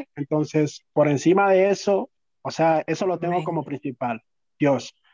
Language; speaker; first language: Spanish; native; Spanish